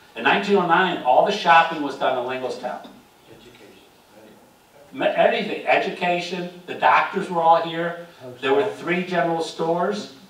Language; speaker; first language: English; native; English